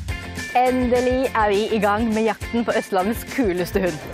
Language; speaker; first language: Norwegian; native; Norwegian